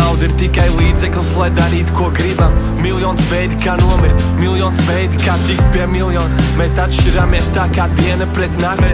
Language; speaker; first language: Latvian; native; Latvian